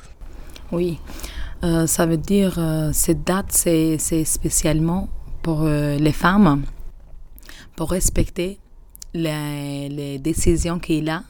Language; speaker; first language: French; non-native, learner; Albanian